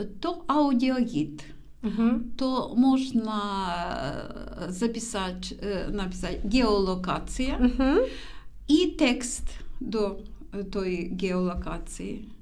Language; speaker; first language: Polish; non-native, learner; Ukrainian